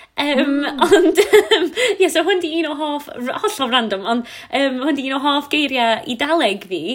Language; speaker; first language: Welsh; non-native, local second language; English